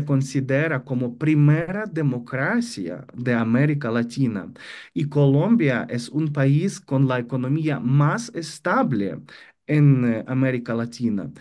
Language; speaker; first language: Spanish; non-native, fluent; Ukrainian